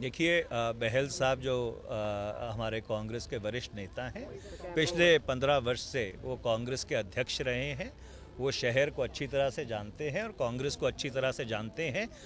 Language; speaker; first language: Hindi; non-native, local second language; Punjabi